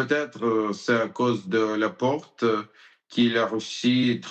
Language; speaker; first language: French; non-native, learner; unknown